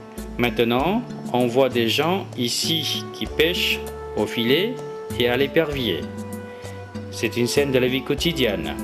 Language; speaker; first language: French; non-native, fluent; Vietnamese